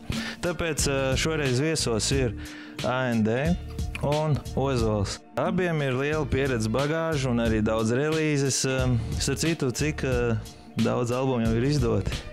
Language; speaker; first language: Latvian; native; Latvian